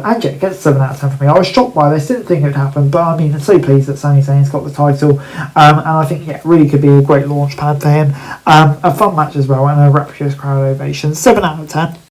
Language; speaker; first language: English; native; English